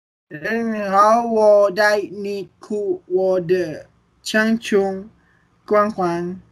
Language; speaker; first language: Chinese; non-native, learner; Malay